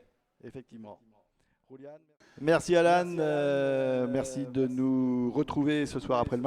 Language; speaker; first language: French; native; French